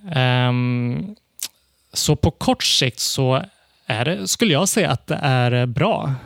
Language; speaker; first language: Swedish; early bilingual, other home language; Cantonese